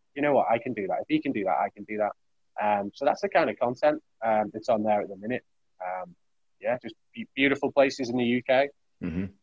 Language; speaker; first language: English; native; English